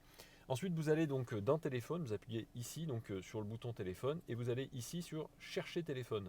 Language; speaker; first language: French; native; French